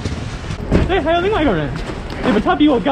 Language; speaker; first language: Chinese; non-native, fluent; English